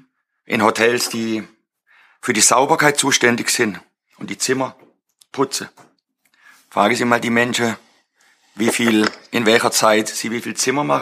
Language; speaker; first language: German; non-native, fluent; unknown